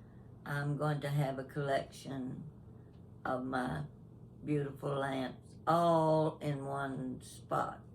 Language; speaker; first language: English; native; English